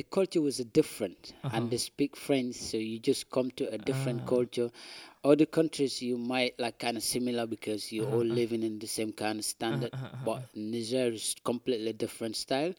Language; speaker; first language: English; non-native, local second language; Wolof